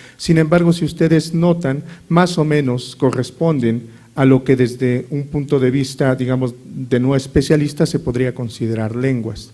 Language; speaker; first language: Spanish; native; Spanish